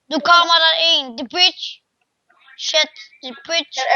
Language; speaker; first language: Danish; native; Danish